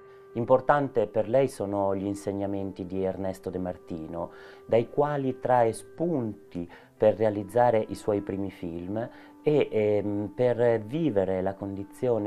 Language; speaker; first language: Italian; native; Italian